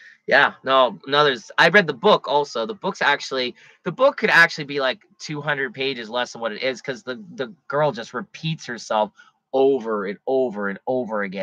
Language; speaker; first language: English; native; English